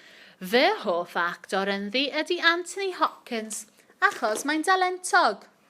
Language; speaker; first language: Welsh; non-native, local second language; English